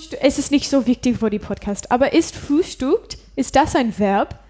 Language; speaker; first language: German; non-native, learner; English